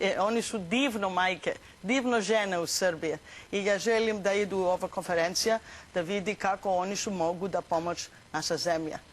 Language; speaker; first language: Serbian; non-native, learner; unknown